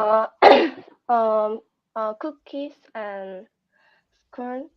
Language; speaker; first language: English; non-native, learner; Korean